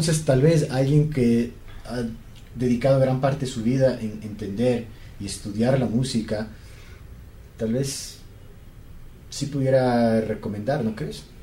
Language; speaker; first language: Spanish; native; Spanish